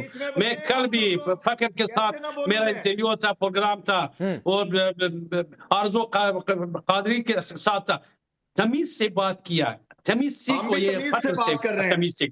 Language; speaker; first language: Hindi; non-native, fluent; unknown